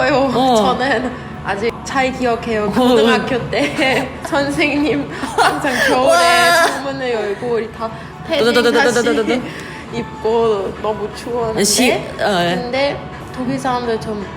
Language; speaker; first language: Korean; non-native, learner; German